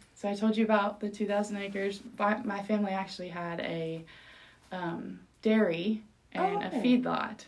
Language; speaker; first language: English; early bilingual, other home language; Spanish